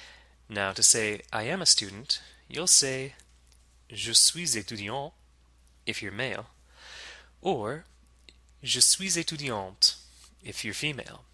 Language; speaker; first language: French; non-native, fluent; English